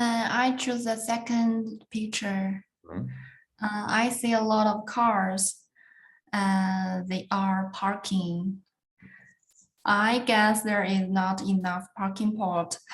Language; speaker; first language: English; non-native, learner; Chinese